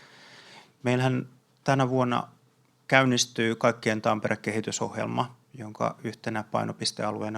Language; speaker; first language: Finnish; native; Finnish